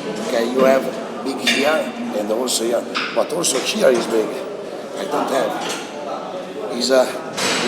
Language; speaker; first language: English; non-native, learner; Italian